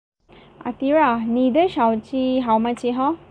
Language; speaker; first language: Chinese; non-native, learner; Malay